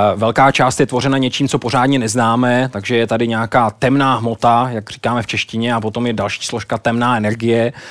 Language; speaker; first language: Czech; native; Czech